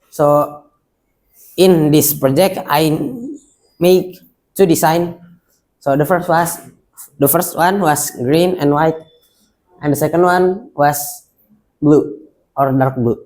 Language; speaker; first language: English; non-native, local second language; Indonesian